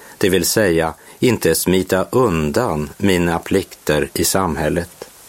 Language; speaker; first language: Swedish; native; Swedish